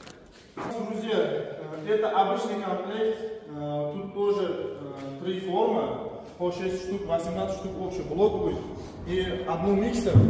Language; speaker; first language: Russian; non-native, fluent; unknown